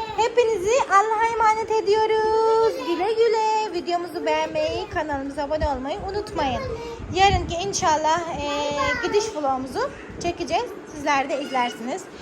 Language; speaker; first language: Turkish; native; Turkish